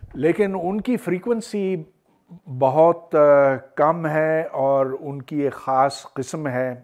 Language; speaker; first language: Urdu; native; Urdu